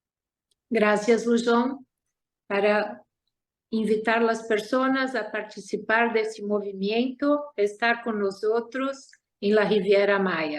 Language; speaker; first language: Spanish; non-native, fluent; Portuguese